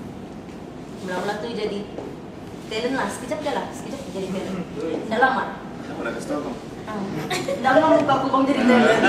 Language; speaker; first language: Malay; native; Malay